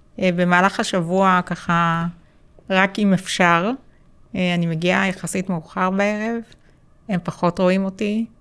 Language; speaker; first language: Hebrew; native; Hebrew